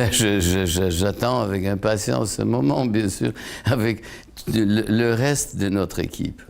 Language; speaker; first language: French; non-native, fluent; Polish